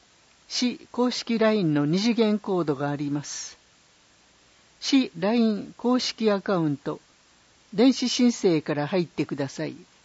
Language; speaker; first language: Japanese; native; Japanese